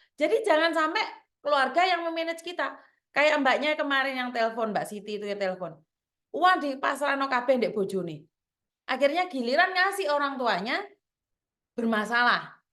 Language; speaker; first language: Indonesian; non-native, local second language; Javanese